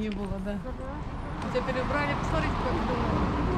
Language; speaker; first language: Russian; native; Russian